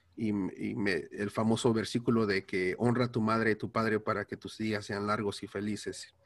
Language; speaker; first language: Spanish; early bilingual, heritage; Spanish